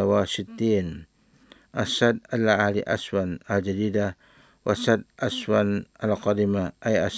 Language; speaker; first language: Arabic; non-native, fluent; Indonesian